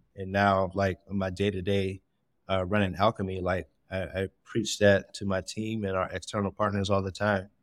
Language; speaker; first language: English; native; English